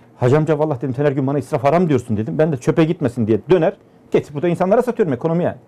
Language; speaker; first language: Turkish; native; Turkish